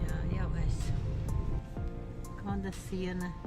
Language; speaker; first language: Latvian; non-native, local second language; Russian